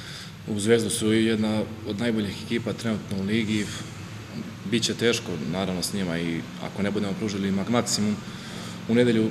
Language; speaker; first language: Bosnian; native; Bosnian